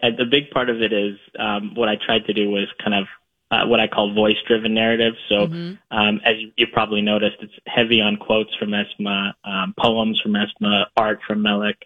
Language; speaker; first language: English; native; English